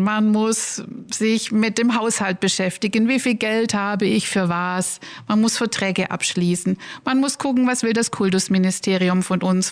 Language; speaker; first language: German; native; German